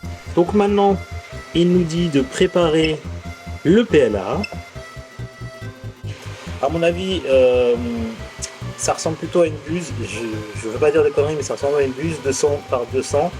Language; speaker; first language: French; native; French